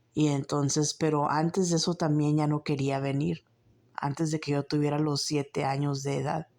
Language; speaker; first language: Spanish; early bilingual, heritage; Spanish